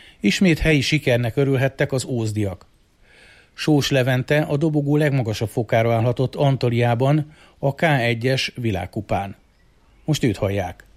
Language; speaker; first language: Hungarian; native; Hungarian